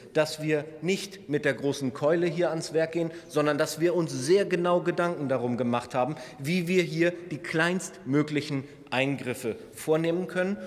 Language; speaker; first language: German; native; German